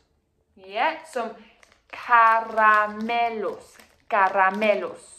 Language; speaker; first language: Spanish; non-native, fluent; English